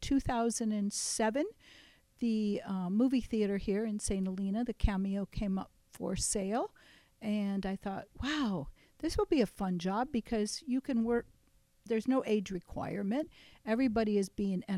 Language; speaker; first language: English; native; English